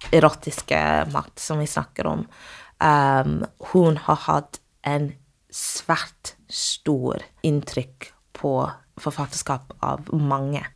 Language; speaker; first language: Norwegian; non-native, fluent; English